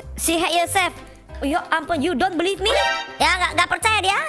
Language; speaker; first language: English; non-native, learner; Indonesian